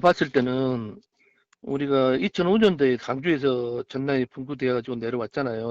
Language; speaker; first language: Korean; native; Korean